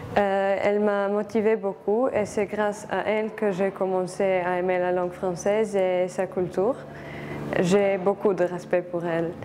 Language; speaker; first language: French; non-native, fluent; Croatian